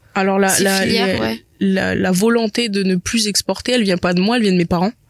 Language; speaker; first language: French; native; French